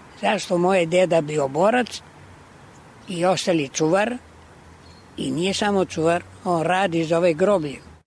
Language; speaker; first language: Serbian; early bilingual, heritage; Greek